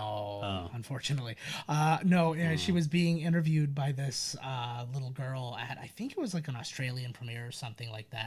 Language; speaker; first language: English; native; English